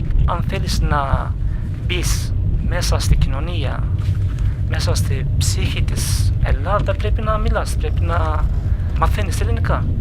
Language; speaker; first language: Greek; non-native, learner; Turkish